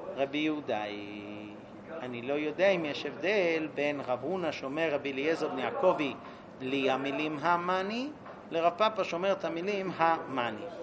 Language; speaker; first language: Hebrew; non-native, fluent; English